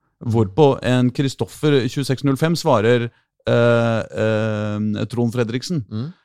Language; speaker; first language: Norwegian; native; Norwegian